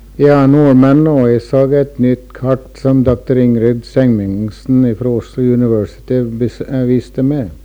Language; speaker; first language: Norwegian; early bilingual, heritage; Norwegian